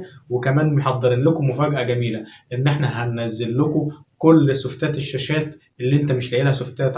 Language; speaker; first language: Arabic; native; Arabic